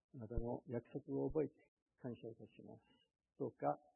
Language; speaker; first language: Japanese; non-native, fluent; English